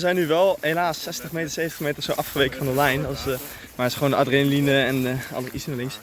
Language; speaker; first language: Dutch; native; Dutch